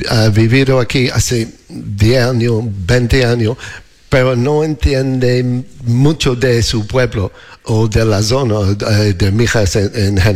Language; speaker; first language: Spanish; non-native, learner; English